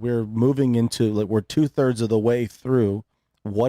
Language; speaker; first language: English; native; English